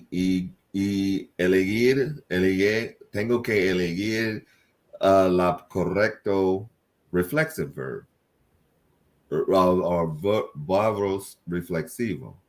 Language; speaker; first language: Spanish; non-native, learner; English